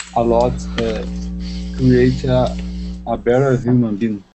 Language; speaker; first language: English; non-native, learner; Portuguese